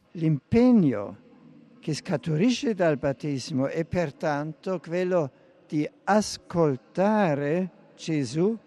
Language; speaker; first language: Italian; non-native, fluent; German